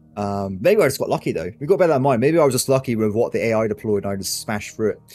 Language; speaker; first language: English; native; English